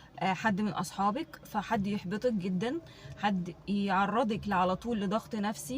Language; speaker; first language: Arabic; native; Arabic